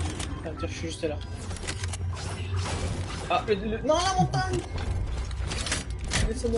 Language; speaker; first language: French; native; French